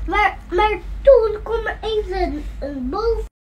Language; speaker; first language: Portuguese; early bilingual, heritage; Dutch